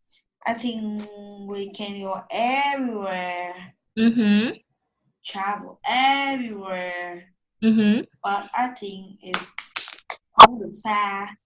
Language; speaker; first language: English; non-native, learner; Vietnamese